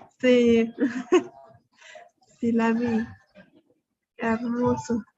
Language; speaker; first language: Spanish; non-native, fluent; German